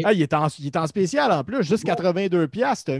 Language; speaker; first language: French; native; French